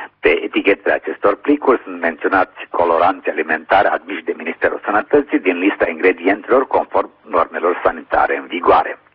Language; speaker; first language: Romanian; native; Romanian